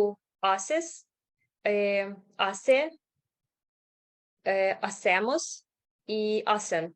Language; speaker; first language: Spanish; non-native, learner; English